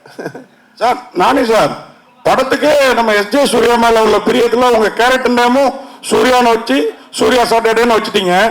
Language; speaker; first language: Tamil; native; Tamil